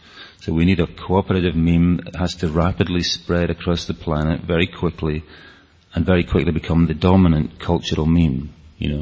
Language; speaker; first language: English; native; English